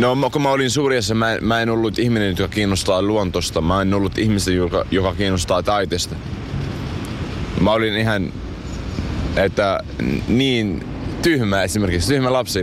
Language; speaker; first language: Finnish; non-native, fluent; Arabic